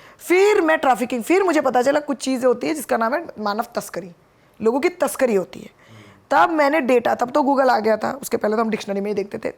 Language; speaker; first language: Hindi; non-native, local second language; Bangla